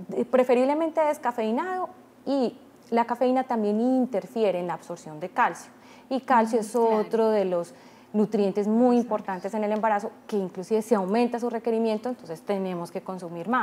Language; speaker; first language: Spanish; native; Spanish